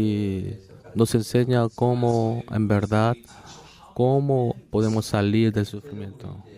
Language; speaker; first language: Spanish; non-native, learner; Korean